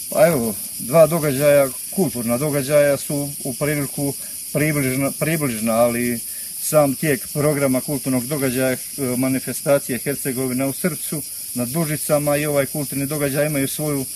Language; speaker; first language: Bosnian; native; Bosnian